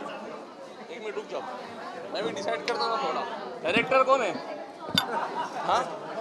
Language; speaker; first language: Hindi; native; Hindi